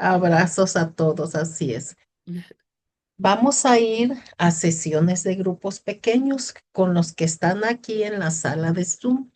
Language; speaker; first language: Spanish; native; Spanish